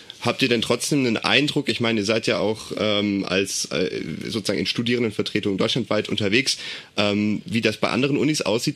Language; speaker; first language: German; native; German